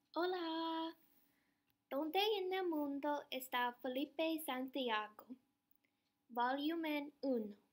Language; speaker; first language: Spanish; non-native, learner; English